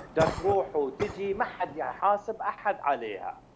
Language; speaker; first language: Arabic; native; Arabic